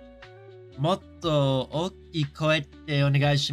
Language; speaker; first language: Japanese; non-native, learner; English